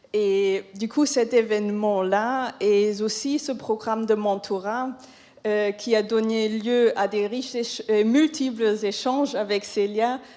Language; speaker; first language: French; non-native, fluent; German